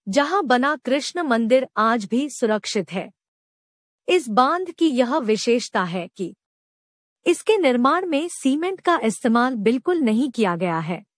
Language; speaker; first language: Hindi; native; Hindi